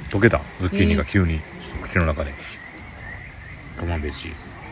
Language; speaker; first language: Japanese; native; Japanese